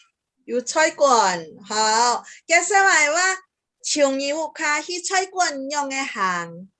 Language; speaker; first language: Chinese; early bilingual, heritage; Chinese